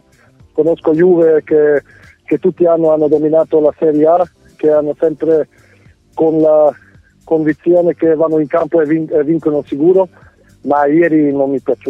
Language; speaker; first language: Italian; non-native, fluent; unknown